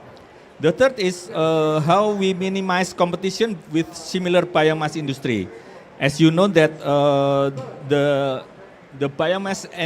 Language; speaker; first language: English; non-native, fluent; Indonesian